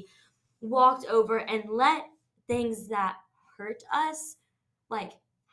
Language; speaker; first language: English; native; English